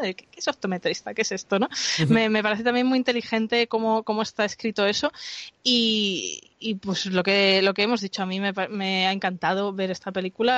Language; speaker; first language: Spanish; native; Spanish